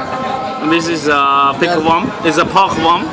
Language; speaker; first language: English; non-native, learner; Khmer